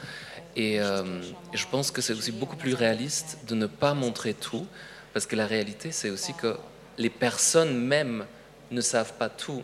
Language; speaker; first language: French; non-native, fluent; Polish